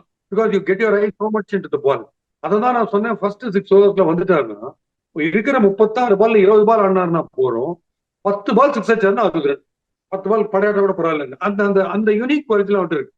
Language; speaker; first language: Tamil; native; Tamil